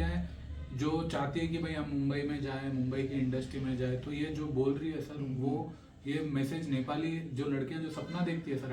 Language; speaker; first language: Hindi; native; Hindi